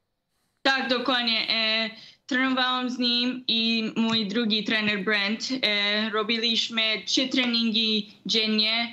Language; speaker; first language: Polish; early bilingual, heritage; Polish